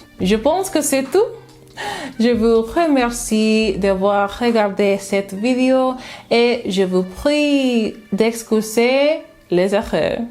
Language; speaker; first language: French; non-native, learner; English